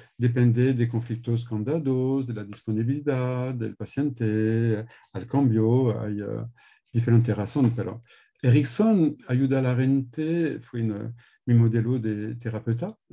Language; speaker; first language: Spanish; non-native, learner; French